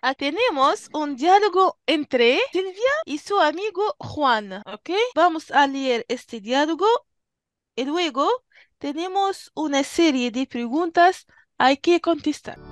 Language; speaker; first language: Spanish; non-native, fluent; Arabic